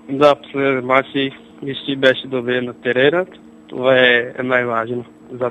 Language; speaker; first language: Bulgarian; non-native, learner; Portuguese